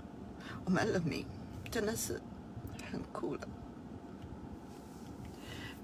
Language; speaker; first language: Chinese; non-native, fluent; Burmese